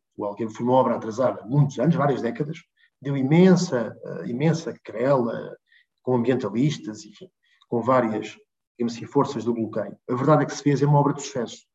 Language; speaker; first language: Portuguese; native; Portuguese